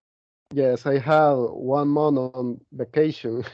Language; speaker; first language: English; non-native, learner; Spanish